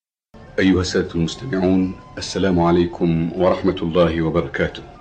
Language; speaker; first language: Arabic; native; Arabic